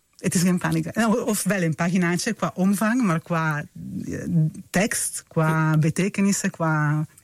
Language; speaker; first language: Dutch; non-native, fluent; Italian